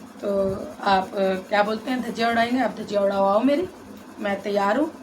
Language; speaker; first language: Hindi; native; Hindi